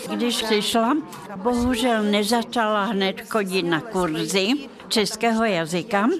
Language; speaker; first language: Czech; non-native, fluent; Russian